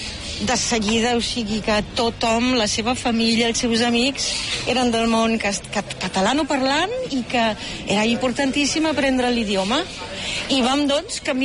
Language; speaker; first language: Catalan; non-native, fluent; Portuguese